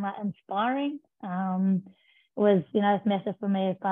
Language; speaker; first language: English; native; English